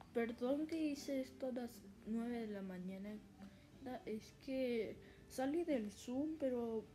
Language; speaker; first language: Spanish; early bilingual, other home language; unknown